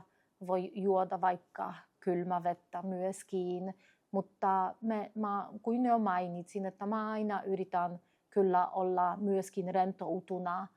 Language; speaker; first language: Finnish; non-native, fluent; Polish